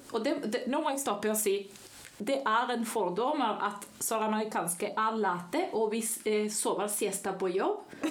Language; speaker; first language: Norwegian; non-native, fluent; Spanish